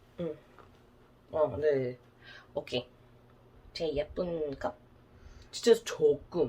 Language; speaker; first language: Korean; non-native, learner; English